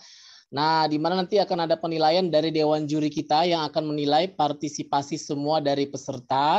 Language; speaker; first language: Indonesian; native; Indonesian